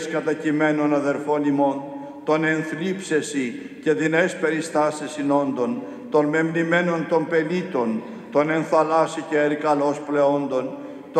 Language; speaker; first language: Greek; native; Greek